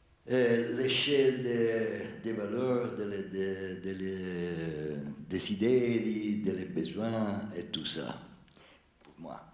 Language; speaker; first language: French; non-native, fluent; Italian